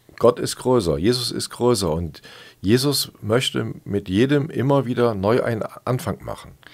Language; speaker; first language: German; native; German